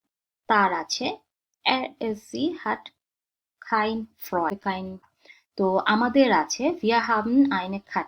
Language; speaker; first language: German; non-native, fluent; Bangla